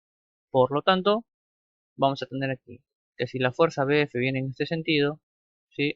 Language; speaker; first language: Spanish; native; Spanish